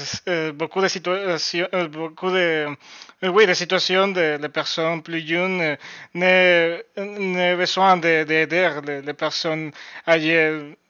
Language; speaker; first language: French; non-native, learner; Spanish